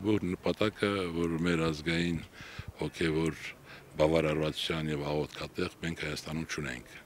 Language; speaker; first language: Armenian; non-native, local second language; Kurdish